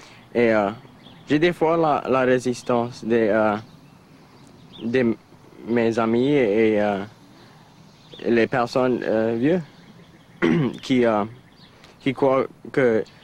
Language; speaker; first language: French; non-native, local second language; English